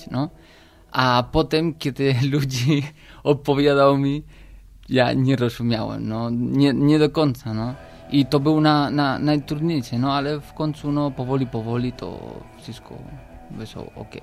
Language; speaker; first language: Polish; non-native, learner; Spanish